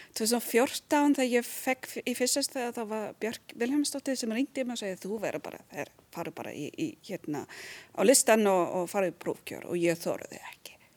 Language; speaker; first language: Icelandic; non-native, fluent; German